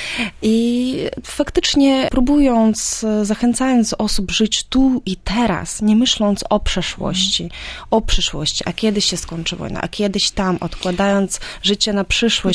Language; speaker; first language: Polish; non-native, fluent; Ukrainian